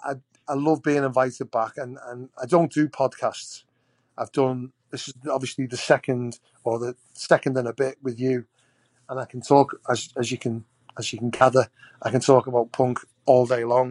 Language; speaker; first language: English; native; English